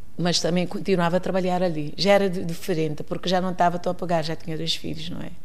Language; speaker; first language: Portuguese; non-native, local second language; Kabuverdianu